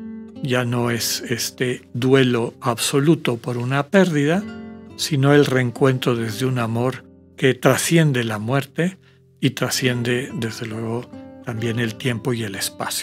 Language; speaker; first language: Spanish; native; Spanish